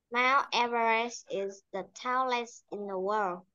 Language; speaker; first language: English; non-native, learner; Vietnamese